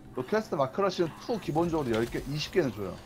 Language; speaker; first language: Korean; native; Korean